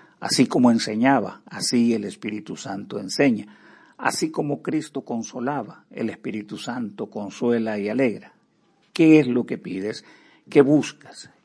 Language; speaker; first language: Spanish; native; Spanish